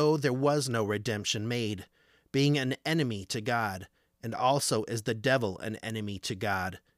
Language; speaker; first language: English; native; English